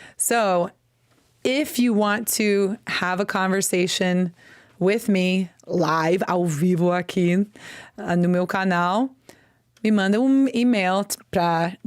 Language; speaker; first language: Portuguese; non-native, learner; English